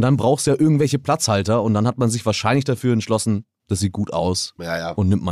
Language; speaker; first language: German; native; German